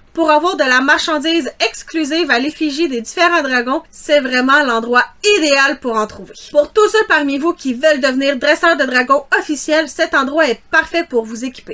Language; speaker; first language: French; native; French